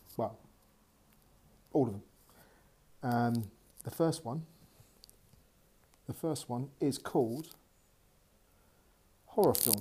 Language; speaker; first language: English; native; English